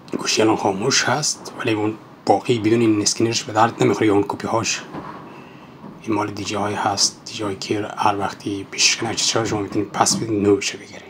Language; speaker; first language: Persian; native; Persian